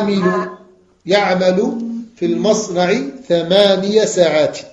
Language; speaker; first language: Arabic; non-native, fluent; French